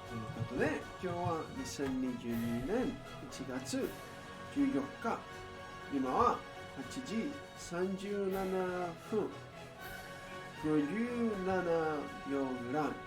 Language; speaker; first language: Japanese; non-native, learner; English